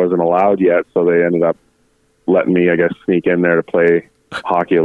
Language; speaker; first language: English; native; English